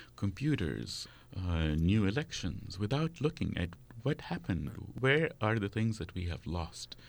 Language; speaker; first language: English; non-native, fluent; Arabic